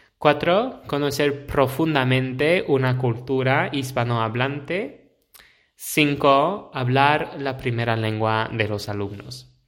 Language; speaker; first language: Spanish; non-native, fluent; English